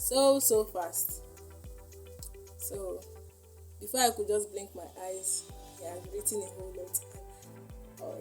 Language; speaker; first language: English; non-native, local second language; Igbo